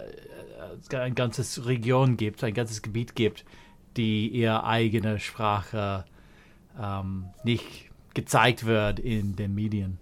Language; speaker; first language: German; non-native, fluent; English